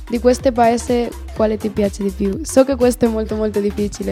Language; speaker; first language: Italian; non-native, learner; Spanish